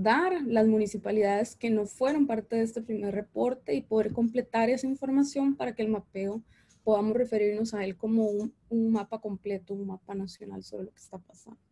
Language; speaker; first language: Spanish; native; Spanish